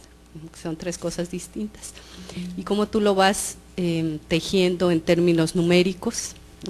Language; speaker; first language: Spanish; native; Spanish